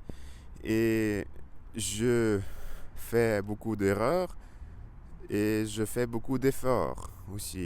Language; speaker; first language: French; non-native, learner; Russian